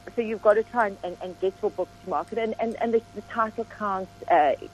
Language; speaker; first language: English; native; English